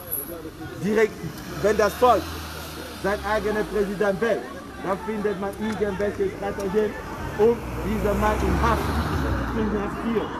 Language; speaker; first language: German; non-native, fluent; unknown